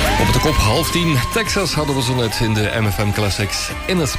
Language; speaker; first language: Dutch; native; Dutch